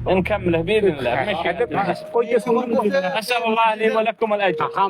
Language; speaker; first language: Arabic; native; Arabic